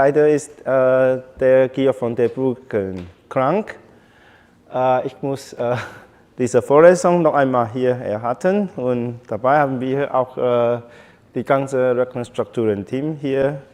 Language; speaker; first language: German; non-native, learner; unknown